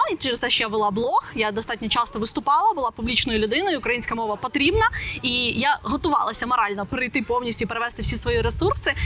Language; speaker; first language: Ukrainian; non-native, local second language; Russian